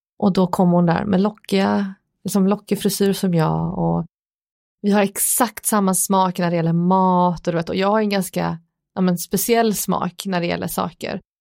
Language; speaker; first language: Swedish; early bilingual, other home language; Persian